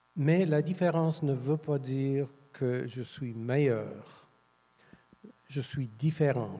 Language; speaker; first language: French; non-native, fluent; English